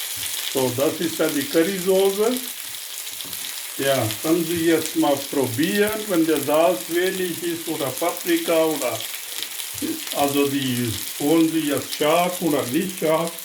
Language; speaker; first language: German; non-native, learner; Urdu